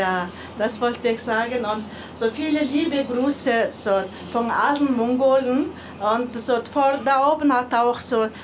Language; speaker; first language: German; non-native, fluent; Mongolian